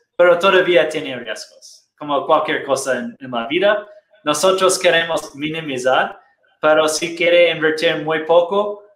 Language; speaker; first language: Spanish; non-native, fluent; Portuguese